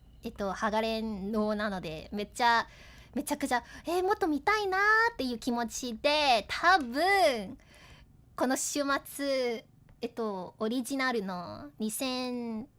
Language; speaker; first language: Japanese; non-native, learner; English